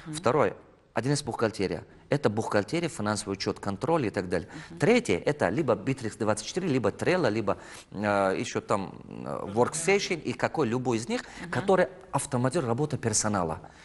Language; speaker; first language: Russian; non-native, fluent; Tajik